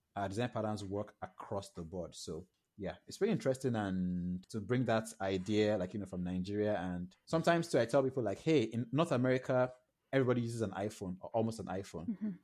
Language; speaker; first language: English; non-native, local second language; Yoruba